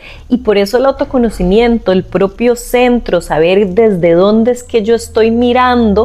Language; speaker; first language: Spanish; native; Spanish